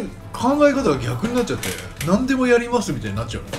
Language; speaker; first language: Japanese; native; Japanese